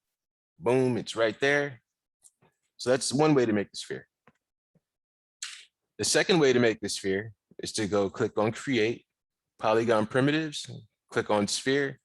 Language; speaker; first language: English; native; English